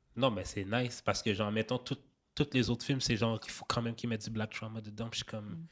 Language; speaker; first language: French; native; French